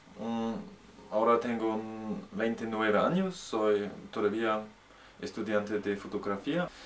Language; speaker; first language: Spanish; non-native, learner; German